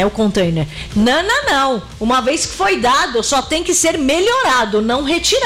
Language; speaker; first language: Portuguese; native; Portuguese